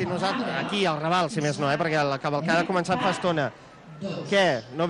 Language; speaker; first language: Catalan; native; Catalan